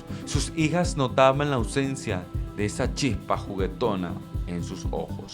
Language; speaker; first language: Spanish; native; Spanish